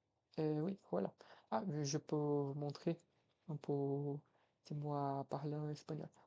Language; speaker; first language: French; non-native, fluent; Portuguese